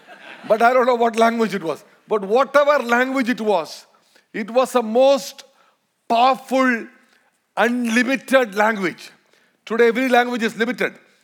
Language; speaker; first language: English; non-native, local second language; Malayalam